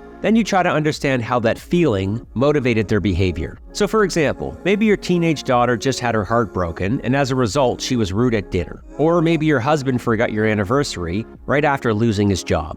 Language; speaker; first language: English; native; English